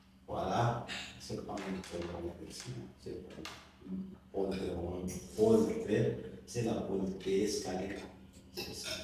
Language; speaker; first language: French; non-native, local second language; Malagasy